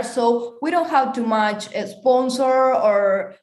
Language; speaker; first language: English; non-native, fluent; Spanish